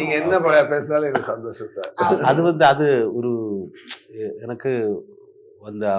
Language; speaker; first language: Tamil; non-native, learner; Malayalam